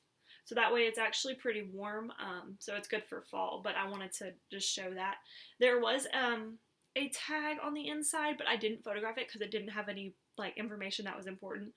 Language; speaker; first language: English; native; English